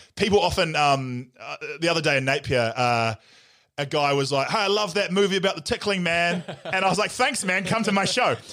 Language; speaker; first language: English; native; English